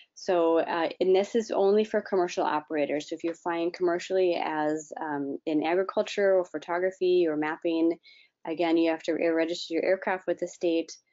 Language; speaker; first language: English; native; English